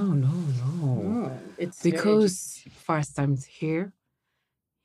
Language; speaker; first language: English; non-native, learner; Japanese